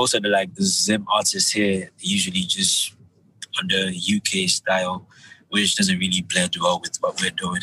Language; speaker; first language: English; non-native, local second language; Shona